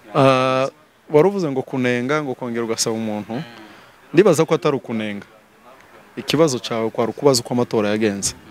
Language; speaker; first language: Kinyarwanda; native; Kinyarwanda